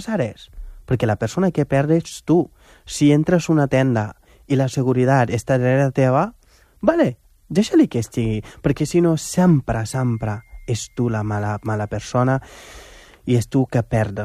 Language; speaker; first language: Catalan; non-native, fluent; Wolof